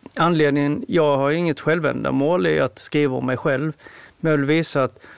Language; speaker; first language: Swedish; native; Swedish